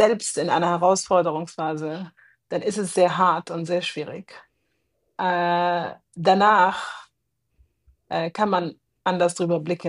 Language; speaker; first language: German; non-native, fluent; Arabic